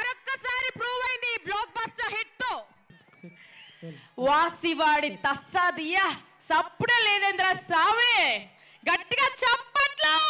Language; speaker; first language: Telugu; native; Telugu